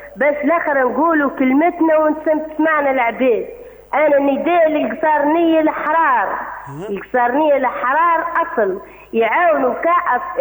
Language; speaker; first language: Arabic; native; Arabic